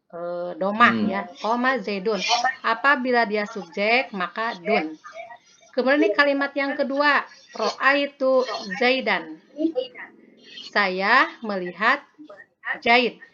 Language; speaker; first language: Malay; non-native, local second language; Sundanese